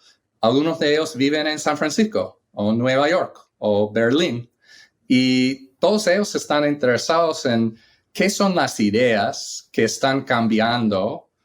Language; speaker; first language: Spanish; non-native, fluent; English